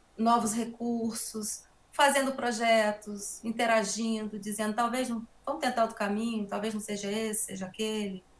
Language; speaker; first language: Portuguese; native; Portuguese